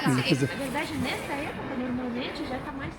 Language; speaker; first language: Portuguese; non-native, fluent; Russian